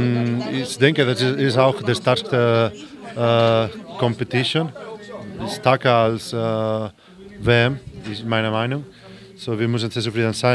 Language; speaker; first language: German; non-native, fluent; Spanish